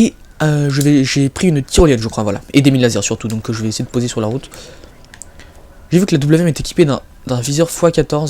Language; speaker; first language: French; native; French